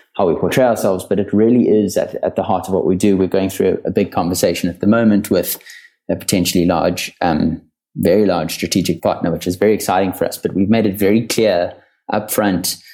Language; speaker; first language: English; native; English